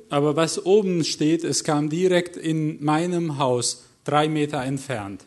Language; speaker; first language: German; non-native, fluent; Arabic